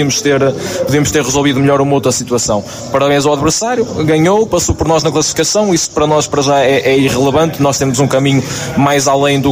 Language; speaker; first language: Portuguese; native; Portuguese